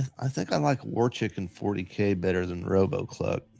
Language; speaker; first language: English; native; English